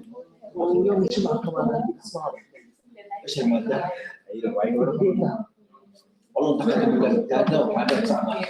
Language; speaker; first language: Arabic; native; Arabic